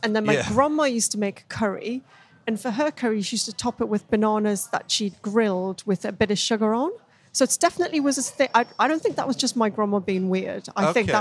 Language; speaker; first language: English; native; English